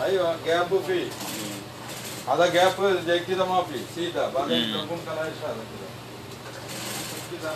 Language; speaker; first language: Arabic; non-native, learner; Indonesian